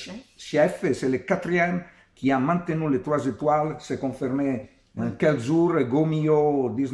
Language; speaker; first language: French; non-native, learner; Italian